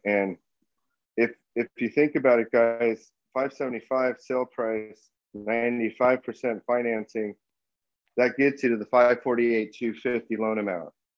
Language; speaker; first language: English; native; English